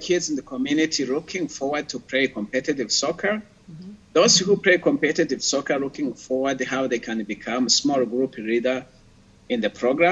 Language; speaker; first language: English; non-native, local second language; Kinyarwanda